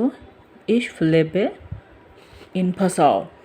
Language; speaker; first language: German; non-native, learner; Bangla